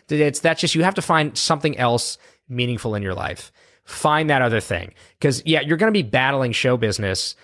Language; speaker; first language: English; native; English